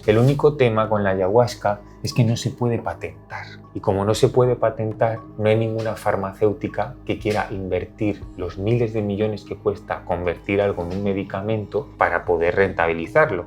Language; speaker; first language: Spanish; native; Spanish